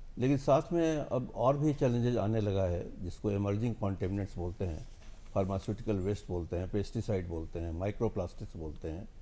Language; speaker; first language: Hindi; non-native, local second language; Bangla